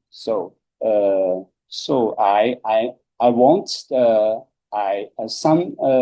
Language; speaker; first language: English; non-native, learner; Chinese